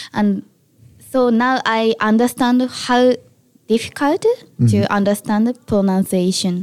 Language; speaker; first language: English; non-native, learner; Japanese